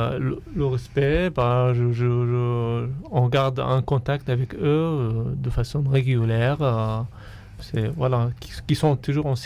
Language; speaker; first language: French; non-native, fluent; Arabic